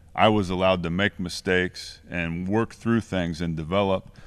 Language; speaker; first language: English; native; English